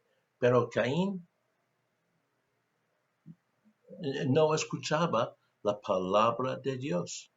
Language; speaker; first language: Spanish; non-native, fluent; English